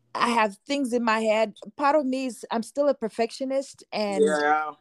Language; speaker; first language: English; non-native, local second language; Shona